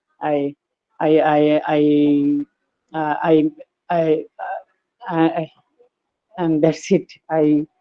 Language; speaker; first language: English; non-native, learner; Bangla